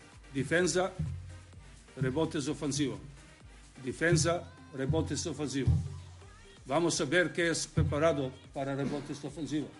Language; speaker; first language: Spanish; non-native, learner; Serbian